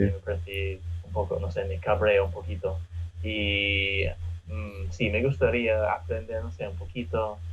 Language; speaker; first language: Spanish; non-native, fluent; English